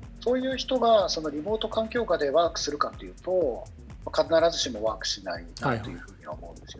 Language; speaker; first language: Japanese; native; Japanese